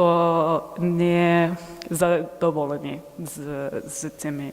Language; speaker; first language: Ukrainian; non-native, learner; English